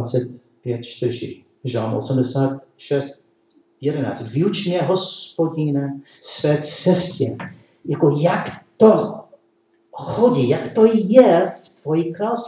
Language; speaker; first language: Czech; non-native, learner; English